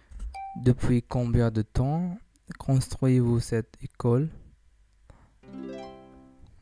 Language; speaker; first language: French; non-native, learner; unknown